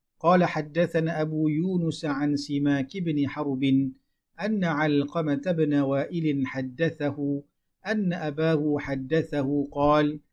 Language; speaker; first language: Arabic; non-native, fluent; Malay